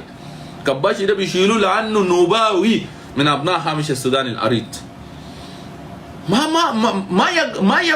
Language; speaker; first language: Arabic; native; Arabic